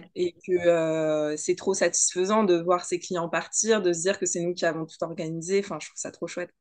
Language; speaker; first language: French; native; French